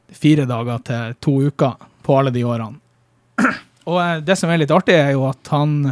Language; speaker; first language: Norwegian; native; Norwegian